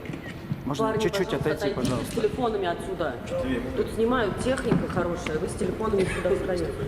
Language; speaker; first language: Russian; native; Russian